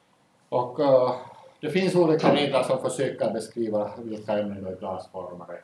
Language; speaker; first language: Swedish; native; Swedish